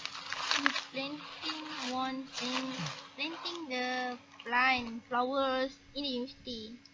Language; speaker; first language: English; non-native, learner; Malay